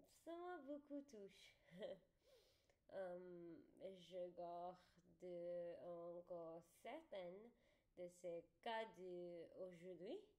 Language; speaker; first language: French; non-native, learner; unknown